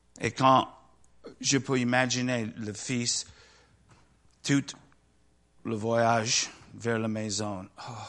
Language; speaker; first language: French; non-native, learner; English